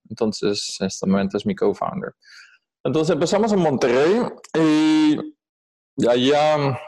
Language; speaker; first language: Spanish; non-native, fluent; Dutch